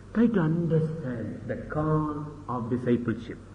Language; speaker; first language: English; non-native, local second language; Tamil